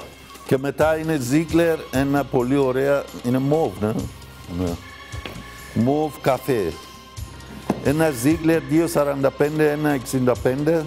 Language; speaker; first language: Greek; non-native, learner; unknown